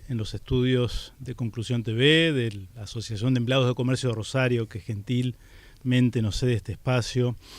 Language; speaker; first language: Spanish; native; Spanish